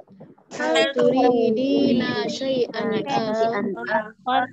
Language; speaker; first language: Arabic; non-native, learner; Indonesian